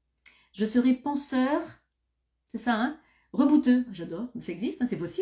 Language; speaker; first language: French; native; French